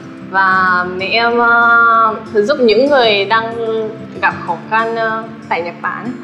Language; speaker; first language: Vietnamese; non-native, fluent; Japanese